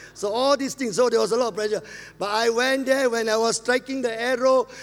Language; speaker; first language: English; non-native, local second language; Min Nan Chinese